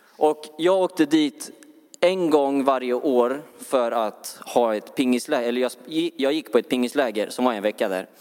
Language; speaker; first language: Swedish; native; Swedish